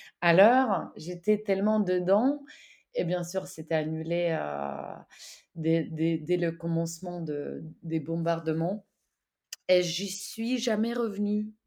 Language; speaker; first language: French; non-native, fluent; Ukrainian